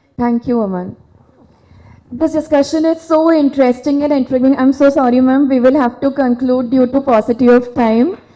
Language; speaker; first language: English; non-native, local second language; Marathi